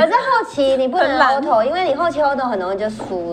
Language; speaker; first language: Chinese; native; Chinese